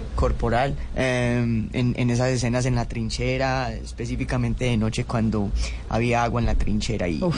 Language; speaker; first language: Spanish; early bilingual, heritage; Spanish